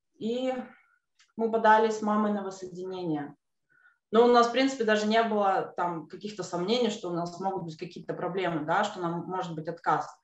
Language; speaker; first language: Russian; native; Russian